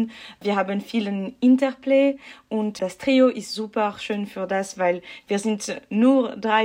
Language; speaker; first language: German; non-native, learner; French